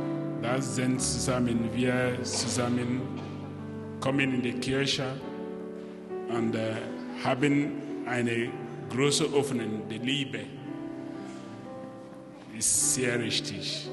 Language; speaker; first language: German; non-native, learner; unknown